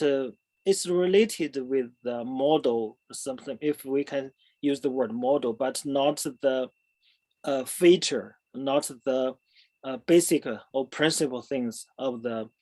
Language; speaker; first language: English; non-native, fluent; Chinese